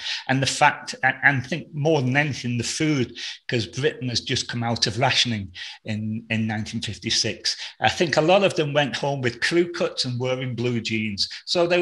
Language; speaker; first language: English; native; English